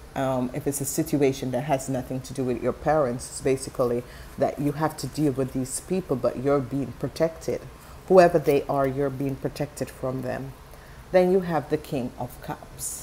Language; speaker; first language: English; non-native, fluent; Dutch